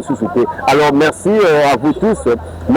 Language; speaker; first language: French; non-native, local second language; Lingala